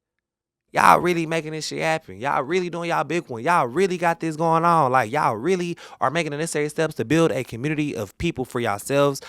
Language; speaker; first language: English; native; English